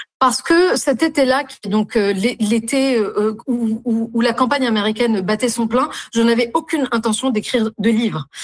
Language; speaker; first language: French; non-native, local second language; Arabic